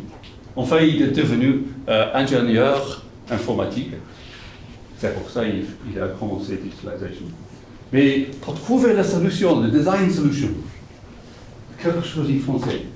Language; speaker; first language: French; non-native, fluent; English